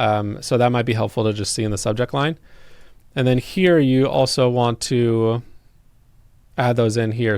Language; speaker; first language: English; native; English